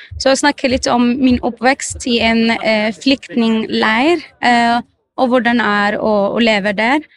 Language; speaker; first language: Norwegian; non-native, fluent; Arabic